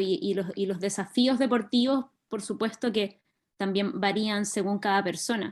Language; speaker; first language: Spanish; native; Spanish